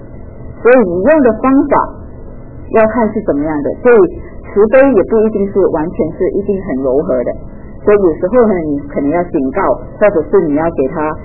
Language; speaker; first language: Chinese; native; Chinese